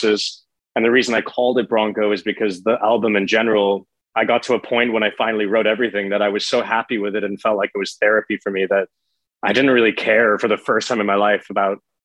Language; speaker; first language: English; native; English